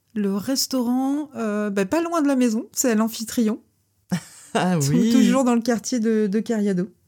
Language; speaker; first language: French; native; French